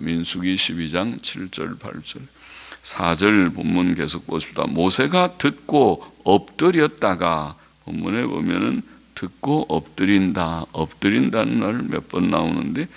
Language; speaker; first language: Korean; native; Korean